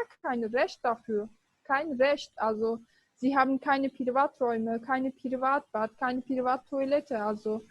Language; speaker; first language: German; non-native, fluent; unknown